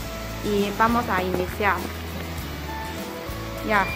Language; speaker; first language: Spanish; non-native, learner; Chinese